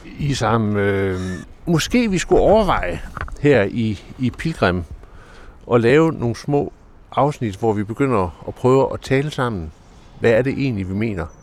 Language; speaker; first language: Danish; native; Danish